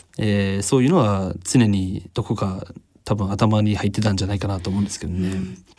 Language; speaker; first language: Japanese; non-native, fluent; English